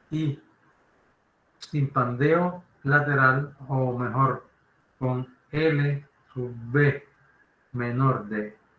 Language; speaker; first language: Spanish; native; Spanish